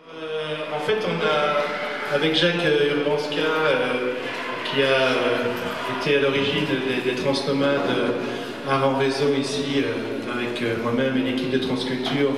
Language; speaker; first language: French; native; French